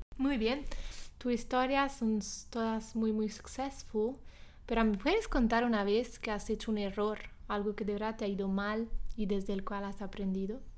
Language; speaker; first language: Spanish; non-native, fluent; Italian